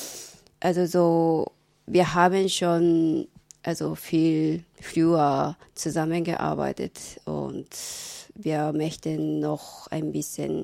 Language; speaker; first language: German; non-native, learner; Japanese